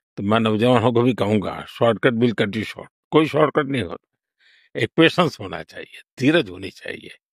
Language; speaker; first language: Hindi; non-native, local second language; Gujarati